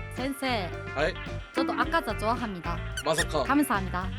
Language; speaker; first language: Korean; non-native, learner; Japanese